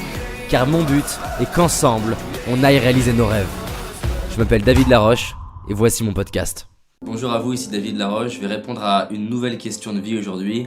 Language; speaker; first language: French; native; French